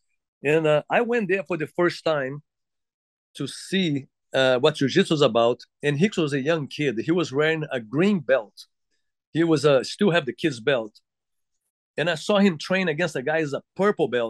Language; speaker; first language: English; non-native, fluent; Portuguese